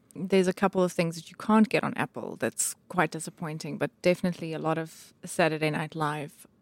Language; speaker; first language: English; native; English